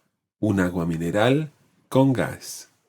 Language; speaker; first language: Spanish; non-native, fluent; English